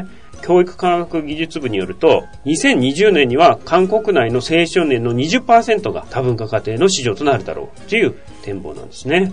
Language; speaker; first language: Japanese; native; Japanese